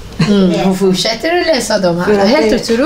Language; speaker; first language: Swedish; non-native, fluent; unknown